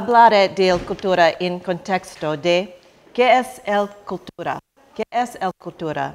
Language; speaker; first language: Spanish; non-native, learner; English